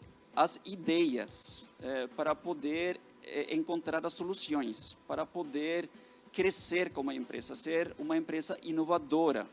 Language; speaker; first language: Portuguese; non-native, fluent; Norwegian